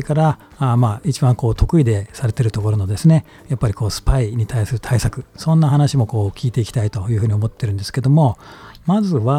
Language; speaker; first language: Japanese; native; Japanese